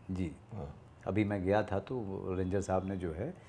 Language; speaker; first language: Hindi; native; Hindi